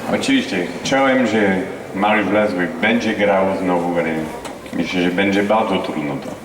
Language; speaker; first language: Polish; non-native, learner; French